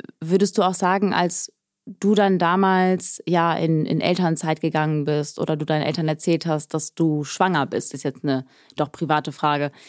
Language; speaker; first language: German; native; German